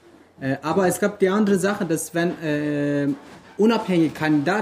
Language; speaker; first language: German; non-native, fluent; Kurdish